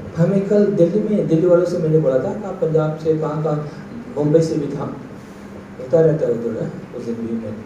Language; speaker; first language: Hindi; non-native, local second language; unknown